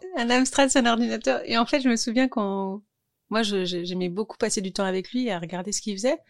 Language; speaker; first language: French; native; French